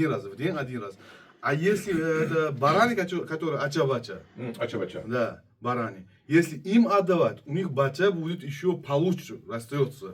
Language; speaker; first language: Russian; non-native, fluent; Uzbek